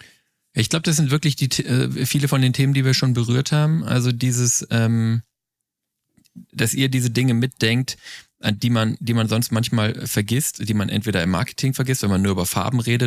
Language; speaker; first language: German; native; German